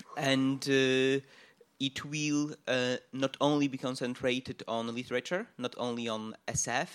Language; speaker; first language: English; non-native, fluent; Polish